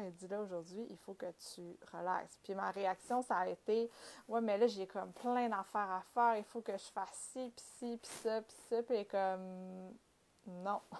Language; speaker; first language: French; native; French